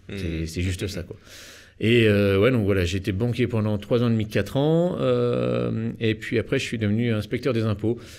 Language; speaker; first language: French; native; French